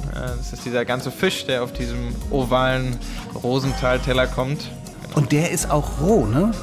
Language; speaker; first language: German; native; German